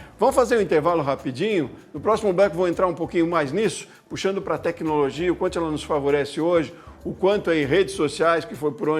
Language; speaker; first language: Portuguese; native; Portuguese